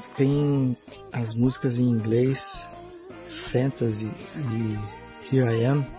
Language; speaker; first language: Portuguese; native; Portuguese